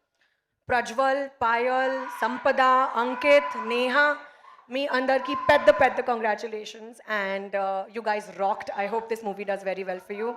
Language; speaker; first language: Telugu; non-native, learner; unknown